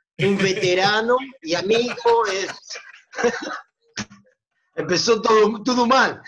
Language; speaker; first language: Portuguese; non-native, learner; Spanish